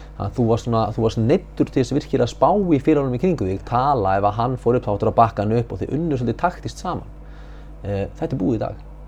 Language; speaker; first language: Icelandic; native; Icelandic